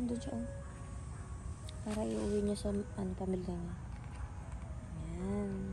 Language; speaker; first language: Filipino; non-native, local second language; Iloko